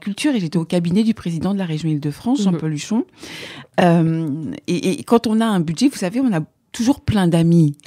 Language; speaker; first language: French; native; French